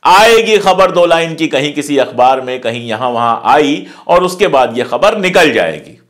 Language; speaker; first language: Hindi; native; Hindi